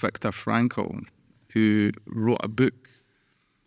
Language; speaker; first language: English; native; English